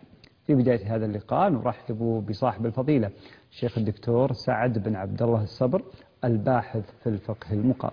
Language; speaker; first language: Arabic; native; Arabic